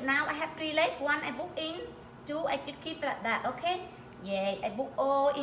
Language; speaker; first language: English; non-native, learner; Vietnamese